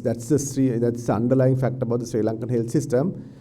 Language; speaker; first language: English; non-native, local second language; Sinhala